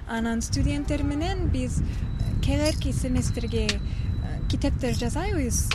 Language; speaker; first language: Kyrgyz; non-native, fluent; English